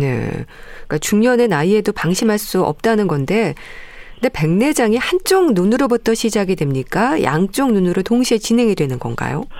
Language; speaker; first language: Korean; native; Korean